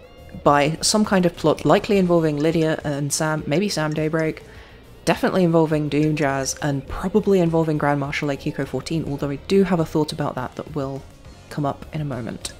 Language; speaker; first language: English; native; English